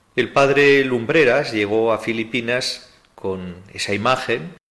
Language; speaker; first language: Spanish; native; Spanish